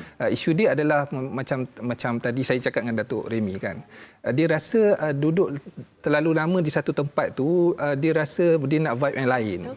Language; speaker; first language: Malay; native; Malay